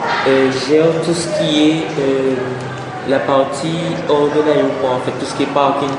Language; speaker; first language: French; native; French